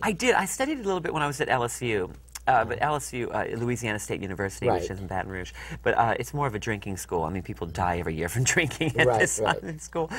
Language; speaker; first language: English; native; English